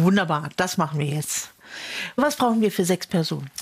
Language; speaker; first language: German; native; German